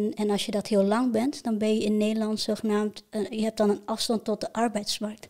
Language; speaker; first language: Dutch; native; Dutch